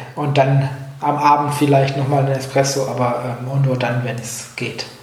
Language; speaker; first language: German; native; German